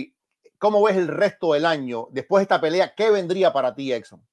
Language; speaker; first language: Spanish; native; Spanish